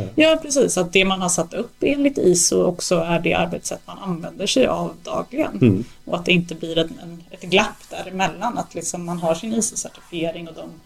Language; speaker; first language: Swedish; native; Swedish